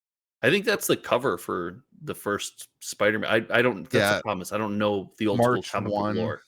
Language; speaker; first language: English; native; English